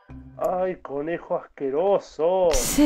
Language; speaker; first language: Spanish; native; Spanish